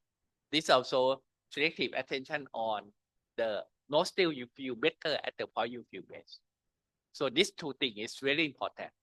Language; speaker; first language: English; non-native, learner; Thai